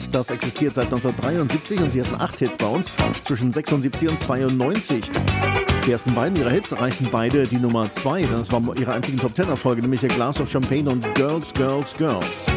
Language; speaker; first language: German; native; German